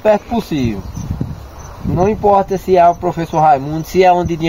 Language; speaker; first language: Portuguese; native; Portuguese